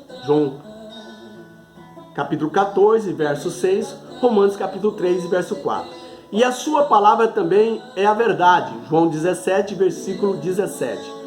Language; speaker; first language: Portuguese; native; Portuguese